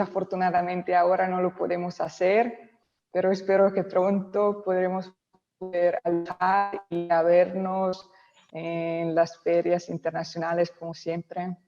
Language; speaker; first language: Spanish; non-native, local second language; Italian